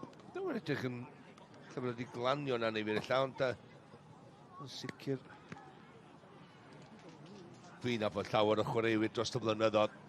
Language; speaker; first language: Welsh; native; Welsh